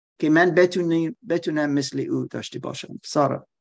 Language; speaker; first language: Persian; non-native, learner; German